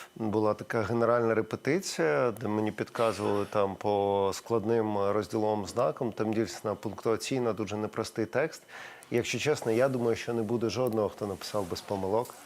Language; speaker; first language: Ukrainian; non-native, local second language; Russian